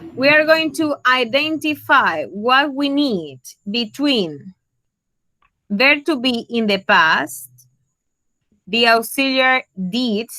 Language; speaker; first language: English; non-native, fluent; Spanish